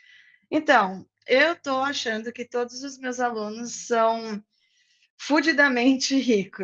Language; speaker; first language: Portuguese; non-native, fluent; English